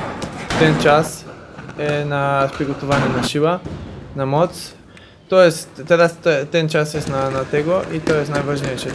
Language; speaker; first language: Polish; non-native, learner; Bulgarian